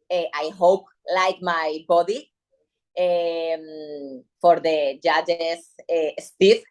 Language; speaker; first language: English; non-native, learner; Spanish